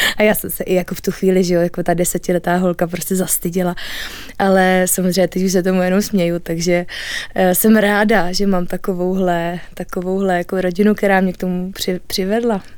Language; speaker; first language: Czech; native; Czech